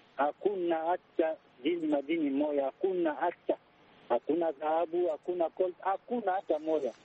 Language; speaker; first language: Swahili; non-native, local second language; Kinyarwanda